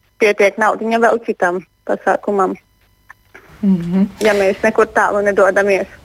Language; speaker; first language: Latvian; native; Latvian